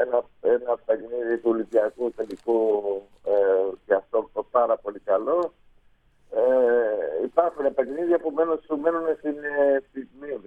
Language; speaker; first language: Greek; non-native, fluent; Spanish